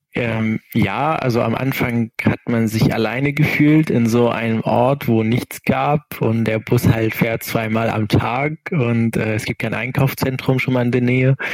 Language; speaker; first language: German; non-native, fluent; Arabic